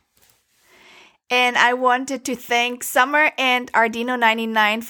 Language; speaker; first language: English; non-native, fluent; Cantonese